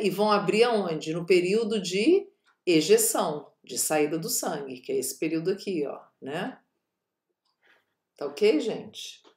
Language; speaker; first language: Portuguese; native; Portuguese